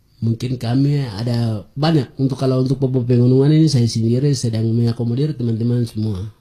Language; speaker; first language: Indonesian; non-native, local second language; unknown